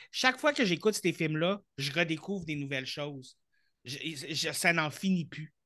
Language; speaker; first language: French; native; French